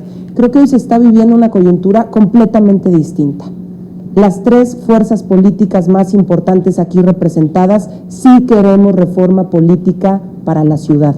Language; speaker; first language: Spanish; native; Spanish